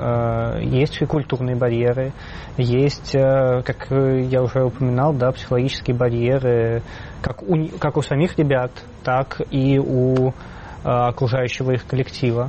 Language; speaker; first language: Russian; native; Russian